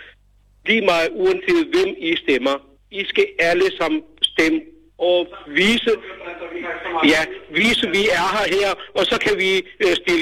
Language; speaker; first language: Danish; non-native, learner; Urdu